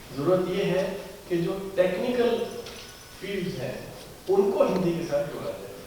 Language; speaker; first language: Hindi; native; Hindi